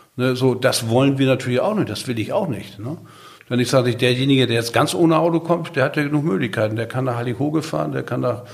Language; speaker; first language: German; native; German